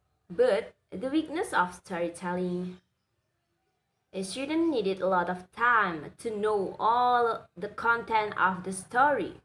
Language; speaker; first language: English; non-native, learner; Indonesian